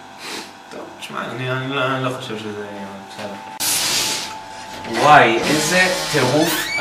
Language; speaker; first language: Hebrew; native; Hebrew